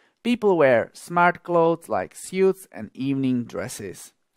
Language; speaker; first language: English; non-native, fluent; Slovak